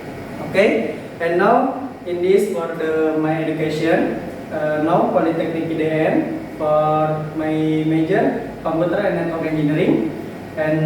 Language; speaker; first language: English; non-native, learner; Indonesian